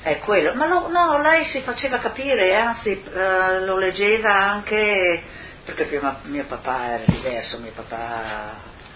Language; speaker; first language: Italian; early bilingual, other home language; English